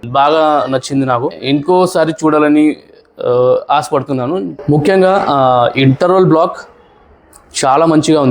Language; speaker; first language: Telugu; non-native, learner; Marathi